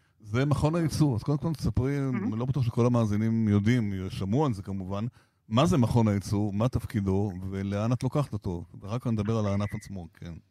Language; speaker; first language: Hebrew; native; Hebrew